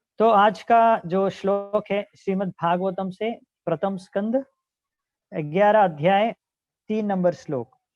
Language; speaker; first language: Hindi; non-native, local second language; Telugu